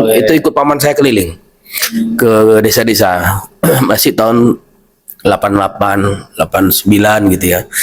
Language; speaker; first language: Indonesian; native; Indonesian